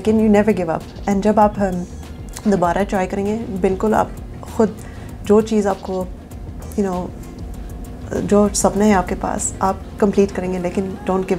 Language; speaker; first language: Hindi; early bilingual, heritage; Urdu